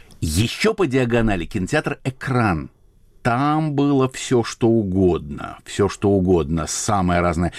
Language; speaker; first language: Russian; native; Russian